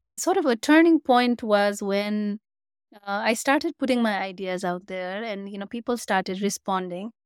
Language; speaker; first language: English; non-native, local second language; Nepali